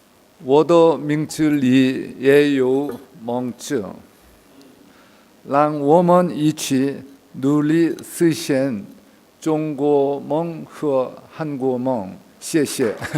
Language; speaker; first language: Chinese; non-native, learner; Korean